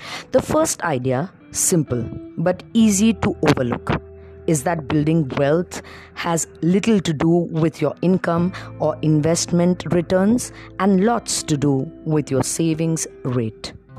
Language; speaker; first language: English; non-native, local second language; Marathi